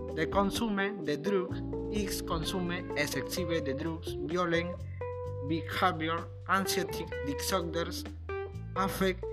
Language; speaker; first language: English; non-native, learner; Spanish